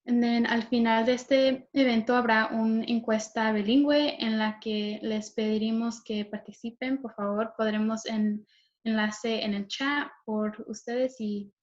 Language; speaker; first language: Spanish; early bilingual, heritage; Spanish